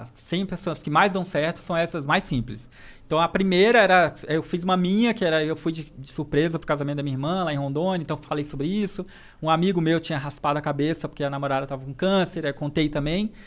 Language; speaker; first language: Portuguese; native; Portuguese